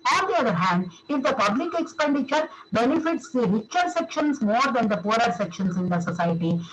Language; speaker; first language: English; non-native, local second language; Kannada